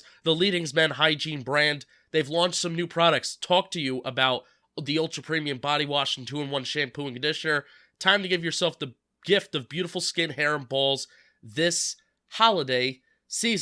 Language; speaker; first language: English; native; English